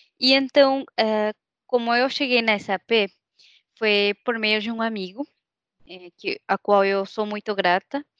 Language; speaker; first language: Portuguese; non-native, fluent; Spanish